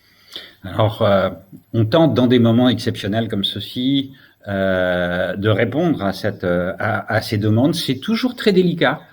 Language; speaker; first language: French; native; French